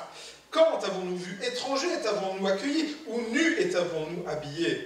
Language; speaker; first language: French; native; French